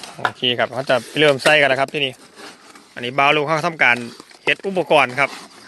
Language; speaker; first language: Thai; non-native, local second language; Northeastern Thai